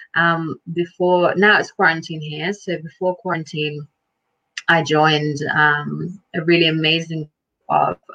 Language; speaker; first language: English; early bilingual, other home language; Lithuanian